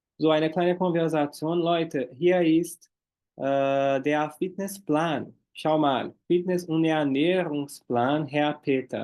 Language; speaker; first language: German; non-native, fluent; Portuguese